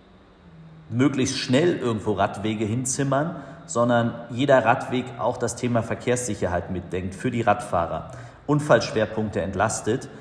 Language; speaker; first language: German; native; German